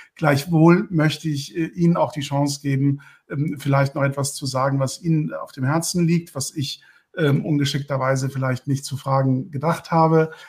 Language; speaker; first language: German; early bilingual, other home language; Turkish